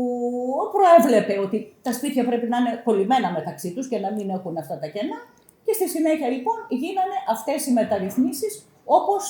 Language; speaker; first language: Greek; native; Greek